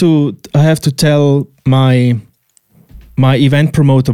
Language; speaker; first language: English; non-native, fluent; Swiss German